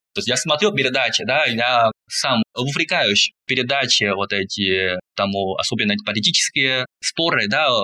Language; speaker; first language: Russian; non-native, fluent; Chinese